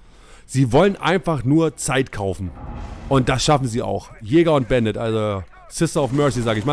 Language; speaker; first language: German; native; German